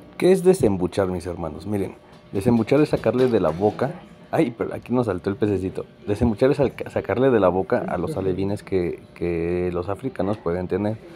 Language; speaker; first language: Spanish; native; Spanish